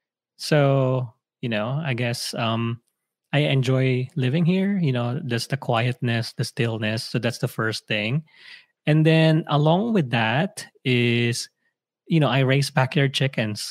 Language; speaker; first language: English; non-native, local second language; Filipino